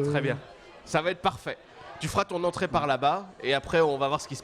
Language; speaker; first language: French; native; French